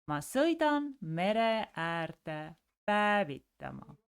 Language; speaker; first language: Estonian; non-native, local second language; Russian